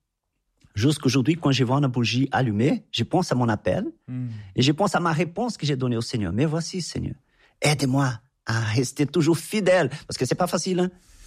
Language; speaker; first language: French; non-native, fluent; Portuguese